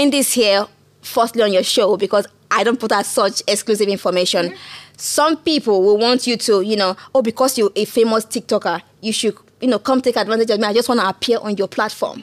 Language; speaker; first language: English; non-native, local second language; Igbo